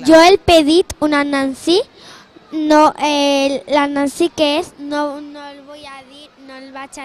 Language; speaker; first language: Catalan; non-native, local second language; Spanish